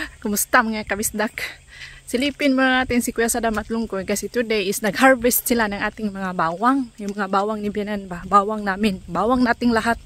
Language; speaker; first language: Filipino; non-native, local second language; Cebuano